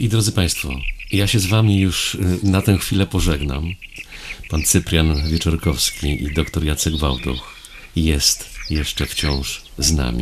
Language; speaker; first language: Polish; native; Polish